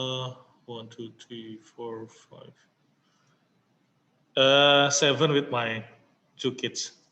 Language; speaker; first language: English; non-native, learner; Indonesian